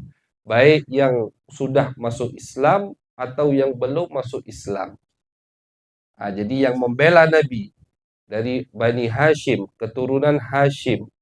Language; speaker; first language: Indonesian; native; Indonesian